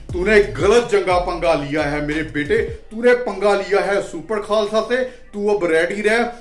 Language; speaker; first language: Hindi; non-native, local second language; Punjabi